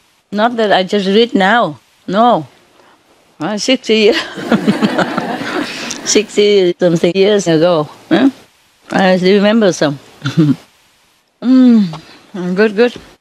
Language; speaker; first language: English; non-native, fluent; Vietnamese